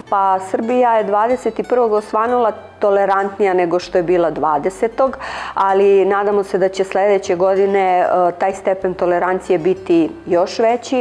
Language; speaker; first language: Serbian; native; Serbian